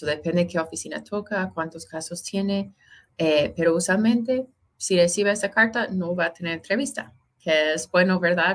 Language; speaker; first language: Spanish; non-native, fluent; English